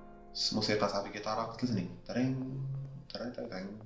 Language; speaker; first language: Arabic; native; Arabic